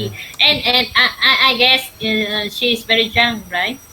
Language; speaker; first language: English; non-native, learner; Vietnamese